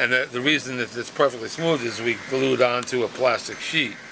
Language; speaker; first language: English; native; English